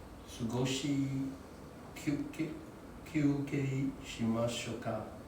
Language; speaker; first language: Japanese; non-native, learner; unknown